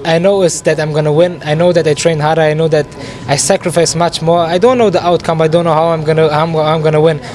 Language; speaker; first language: English; non-native, fluent; German